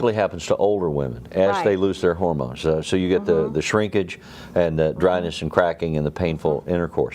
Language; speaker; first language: English; native; English